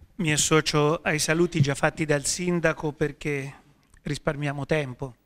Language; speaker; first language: Italian; native; Italian